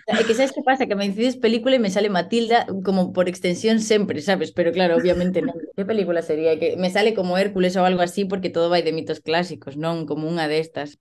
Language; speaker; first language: Galician; non-native, local second language; Spanish